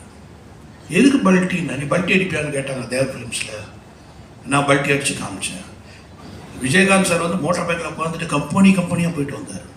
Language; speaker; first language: Tamil; native; Tamil